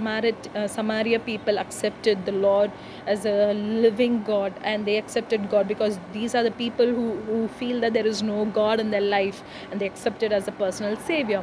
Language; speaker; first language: English; non-native, local second language; Tamil